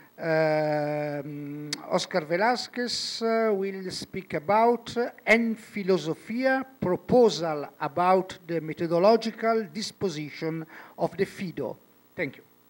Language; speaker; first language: English; non-native, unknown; Italian